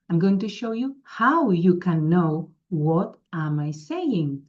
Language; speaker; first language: English; non-native, fluent; Catalan